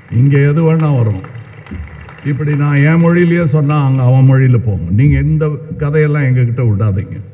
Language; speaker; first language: Tamil; native; Tamil